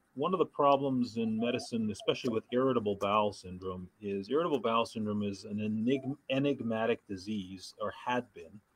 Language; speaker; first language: English; native; English